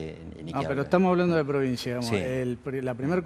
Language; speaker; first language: Spanish; native; Spanish